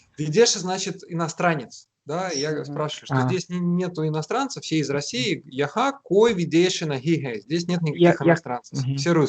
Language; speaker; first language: Russian; native; Russian